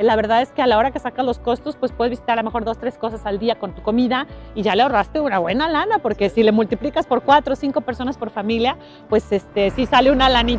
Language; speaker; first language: Spanish; native; Spanish